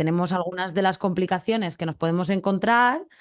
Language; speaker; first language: Spanish; native; Spanish